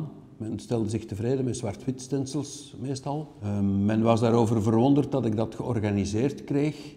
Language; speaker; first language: Dutch; native; Dutch